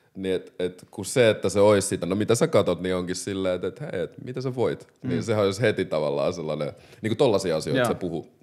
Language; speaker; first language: Finnish; native; Finnish